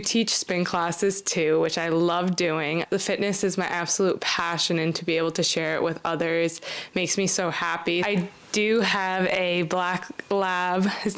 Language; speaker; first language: English; native; English